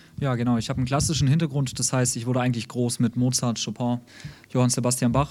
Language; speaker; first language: German; early bilingual, other home language; Russian